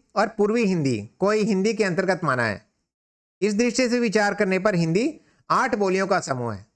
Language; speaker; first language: Hindi; native; Hindi